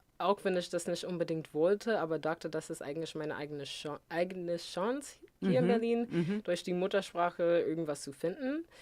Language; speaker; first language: German; non-native, fluent; English